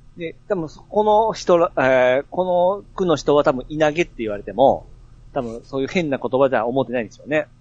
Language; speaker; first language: Japanese; native; Japanese